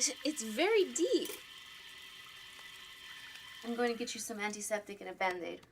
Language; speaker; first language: English; native; English